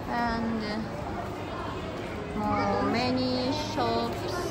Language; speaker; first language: English; non-native, learner; Japanese